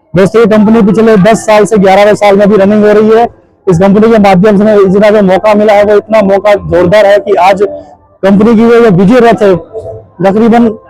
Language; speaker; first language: Hindi; native; Hindi